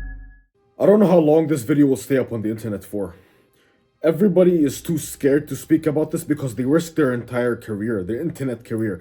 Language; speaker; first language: English; native; English